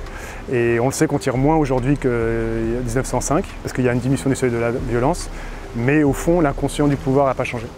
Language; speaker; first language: French; native; French